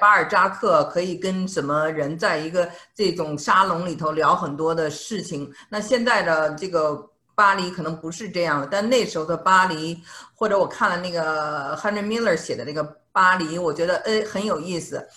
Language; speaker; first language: Chinese; native; Chinese